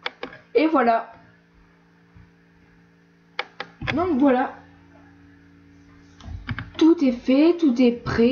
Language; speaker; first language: French; native; French